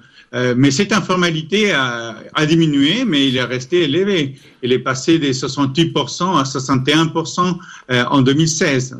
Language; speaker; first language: French; non-native, fluent; Spanish